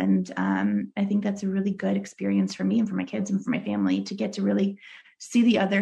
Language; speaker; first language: English; early bilingual, other home language; Russian